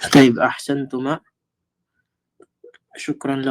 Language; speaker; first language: Arabic; non-native, fluent; Filipino